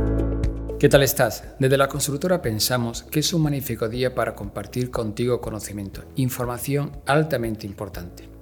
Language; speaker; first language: Spanish; native; Spanish